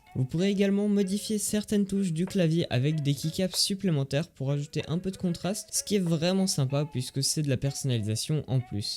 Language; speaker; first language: French; native; French